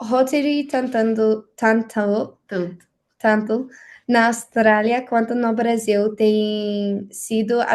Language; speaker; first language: Portuguese; non-native, learner; English